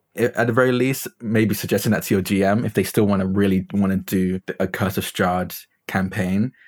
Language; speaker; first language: English; native; English